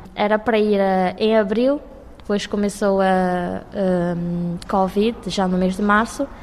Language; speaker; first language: Portuguese; non-native, local second language; Kabuverdianu